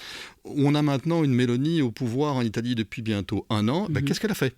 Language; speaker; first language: French; native; French